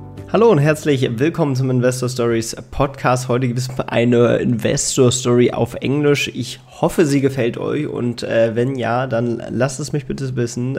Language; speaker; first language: German; native; German